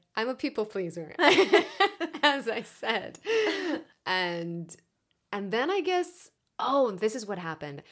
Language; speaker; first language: English; non-native, fluent; Hebrew